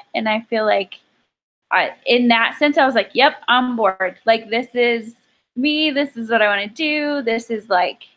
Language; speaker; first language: English; native; English